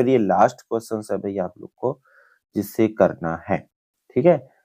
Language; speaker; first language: Hindi; native; Hindi